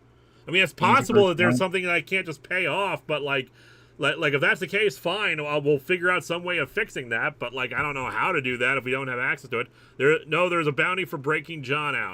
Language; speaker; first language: English; native; English